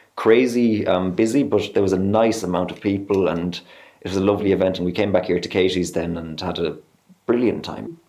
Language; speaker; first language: English; native; English